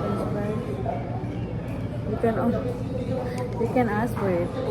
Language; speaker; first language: English; non-native, local second language; Cebuano